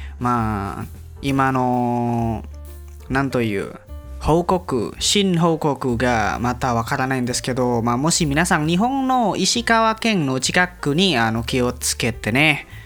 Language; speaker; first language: Japanese; non-native, learner; Indonesian